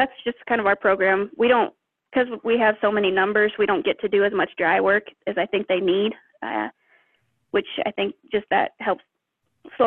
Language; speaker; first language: English; native; English